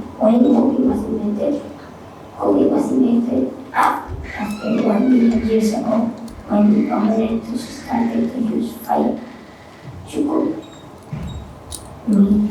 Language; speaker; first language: English; non-native, learner; Spanish